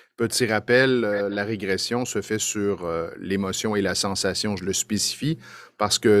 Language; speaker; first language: French; native; French